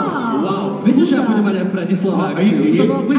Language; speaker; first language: Slovak; native; Slovak